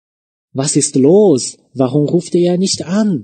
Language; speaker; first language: German; non-native, fluent; Chinese